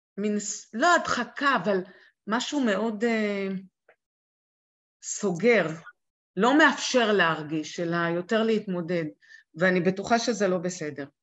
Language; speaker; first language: Hebrew; native; Hebrew